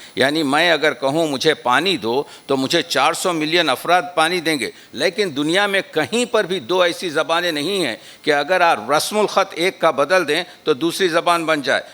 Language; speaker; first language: Urdu; native; Urdu